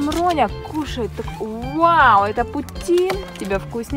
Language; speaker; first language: Russian; native; Russian